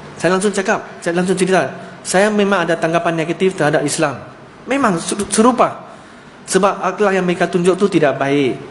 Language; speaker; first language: Malay; non-native, local second language; Chinese